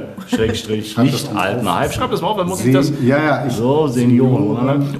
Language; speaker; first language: German; native; German